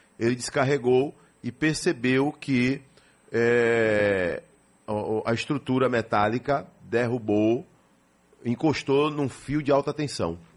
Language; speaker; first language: Portuguese; native; Portuguese